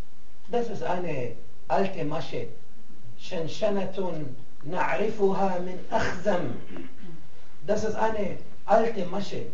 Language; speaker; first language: German; non-native, fluent; Arabic